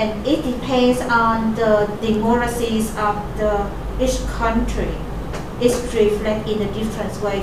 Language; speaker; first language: English; non-native, fluent; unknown